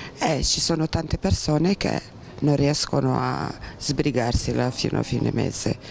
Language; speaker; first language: Italian; non-native, fluent; Romanian